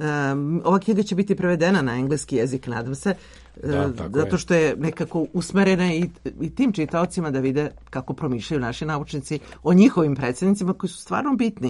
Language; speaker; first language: Serbian; native; Serbian